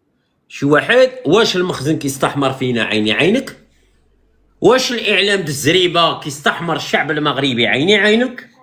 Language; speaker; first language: Arabic; native; Arabic